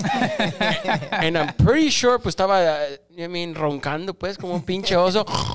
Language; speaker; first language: Spanish; early bilingual, heritage; Spanish